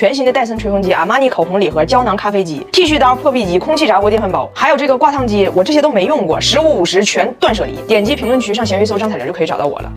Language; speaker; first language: Chinese; native; Chinese